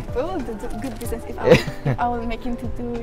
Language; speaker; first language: English; non-native, fluent; Polish